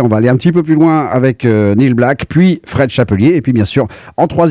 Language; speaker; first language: French; native; French